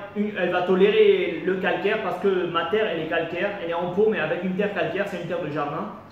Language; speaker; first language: French; non-native, local second language; Arabic